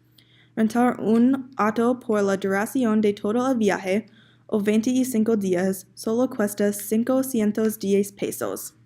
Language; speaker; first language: Spanish; non-native, learner; English